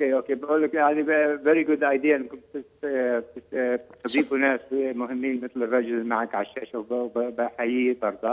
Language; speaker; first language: Arabic; native; Arabic